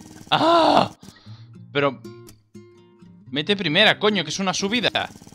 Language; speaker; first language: Spanish; native; Spanish